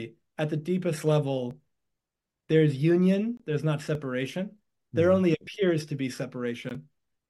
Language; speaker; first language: English; native; English